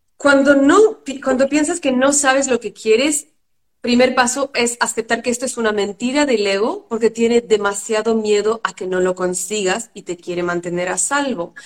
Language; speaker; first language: Spanish; non-native, fluent; French